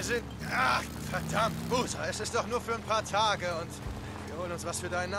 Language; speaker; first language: German; native; German